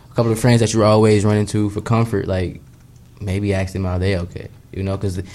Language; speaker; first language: English; native; English